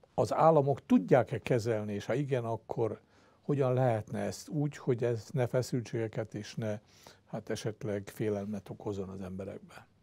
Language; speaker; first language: Hungarian; native; Hungarian